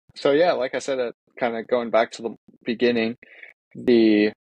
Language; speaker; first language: English; native; English